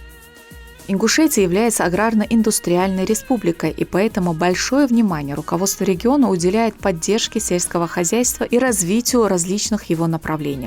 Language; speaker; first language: Russian; native; Russian